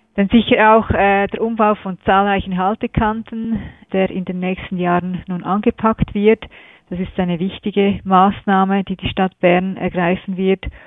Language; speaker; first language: German; native; German